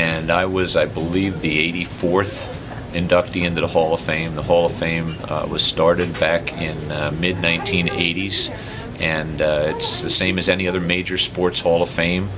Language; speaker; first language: English; native; English